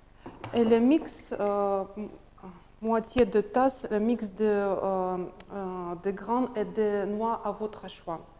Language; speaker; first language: French; non-native, learner; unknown